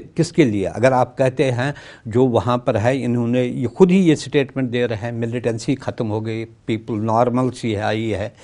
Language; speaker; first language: Hindi; non-native, local second language; Kashmiri